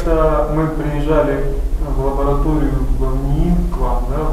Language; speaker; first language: Russian; native; Russian